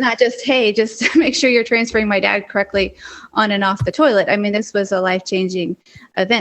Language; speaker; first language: English; native; English